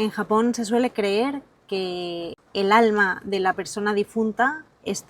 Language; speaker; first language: Spanish; native; Spanish